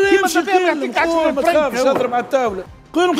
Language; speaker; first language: Arabic; native; Arabic